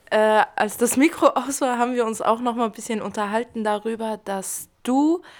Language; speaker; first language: German; early bilingual, other home language; Kurdish